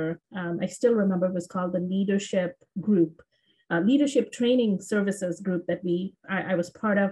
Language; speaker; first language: English; non-native, local second language; Bangla